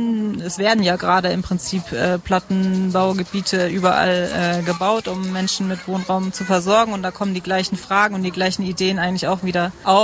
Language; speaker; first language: German; native; German